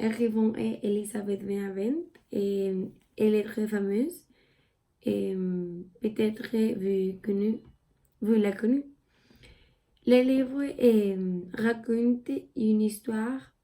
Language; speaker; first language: French; non-native, learner; Spanish